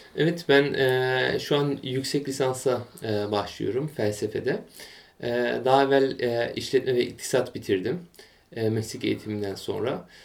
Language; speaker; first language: Turkish; early bilingual, heritage; Turkish